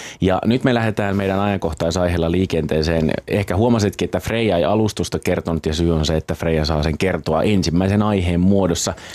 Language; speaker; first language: Finnish; native; Finnish